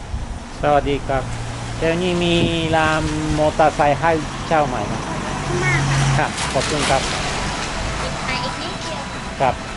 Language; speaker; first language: Thai; non-native, learner; Japanese